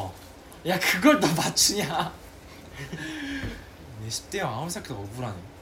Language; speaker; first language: Korean; native; Korean